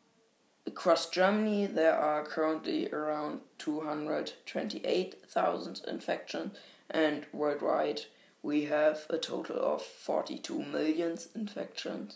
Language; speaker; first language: English; non-native, fluent; German